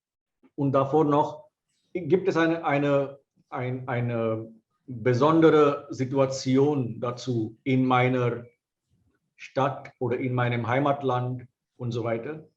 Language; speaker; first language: German; non-native, fluent; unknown